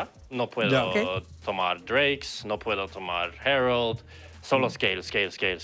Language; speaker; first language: Spanish; non-native, learner; English